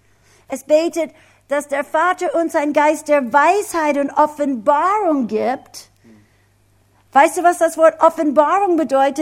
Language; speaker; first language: German; non-native, fluent; English